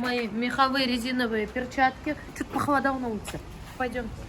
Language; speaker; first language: Russian; native; Russian